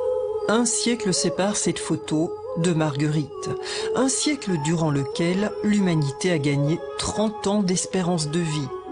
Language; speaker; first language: French; native; French